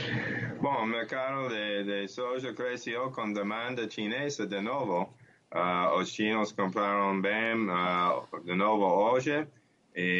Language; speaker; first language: Portuguese; non-native, learner; English